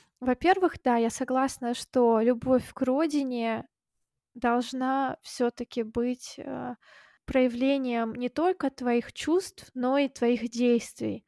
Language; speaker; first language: Russian; native; Russian